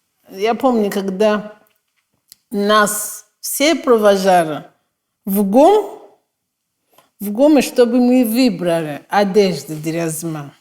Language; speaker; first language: Russian; non-native, fluent; Kinyarwanda